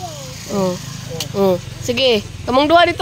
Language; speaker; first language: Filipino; non-native, local second language; Cebuano